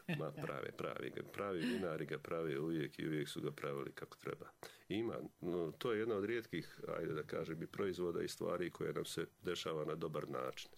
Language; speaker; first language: Bosnian; native; Bosnian